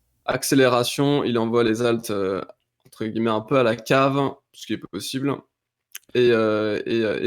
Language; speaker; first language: French; native; French